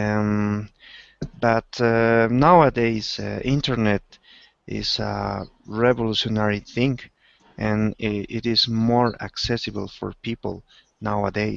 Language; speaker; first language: English; non-native, learner; Spanish